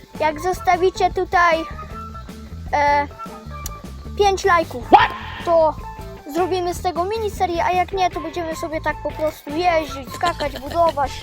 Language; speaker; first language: Polish; native; Polish